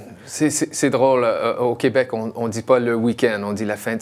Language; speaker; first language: French; non-native, local second language; English